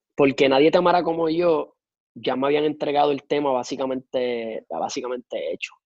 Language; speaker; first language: Spanish; native; Spanish